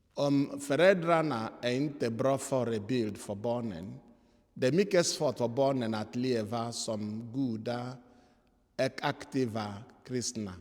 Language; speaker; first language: Swedish; non-native, fluent; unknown